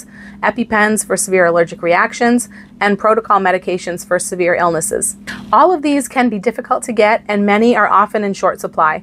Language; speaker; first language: English; native; English